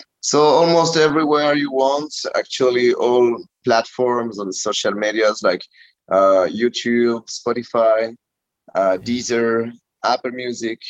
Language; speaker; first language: English; non-native, learner; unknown